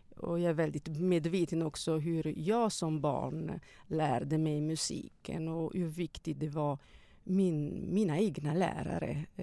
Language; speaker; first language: Swedish; non-native, fluent; Italian